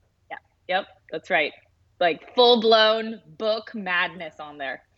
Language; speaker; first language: English; early bilingual, other home language; Spanish